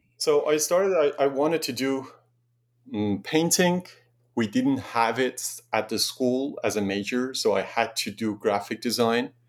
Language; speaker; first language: English; non-native, fluent; Persian